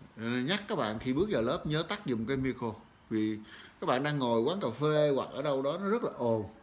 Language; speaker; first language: Vietnamese; native; Vietnamese